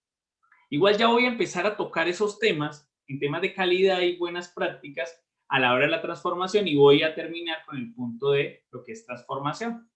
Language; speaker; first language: Spanish; native; Spanish